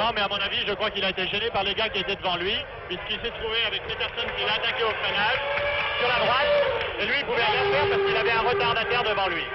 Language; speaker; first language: French; native; French